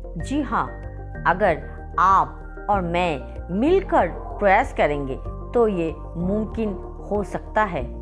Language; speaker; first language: Hindi; non-native, local second language; Bangla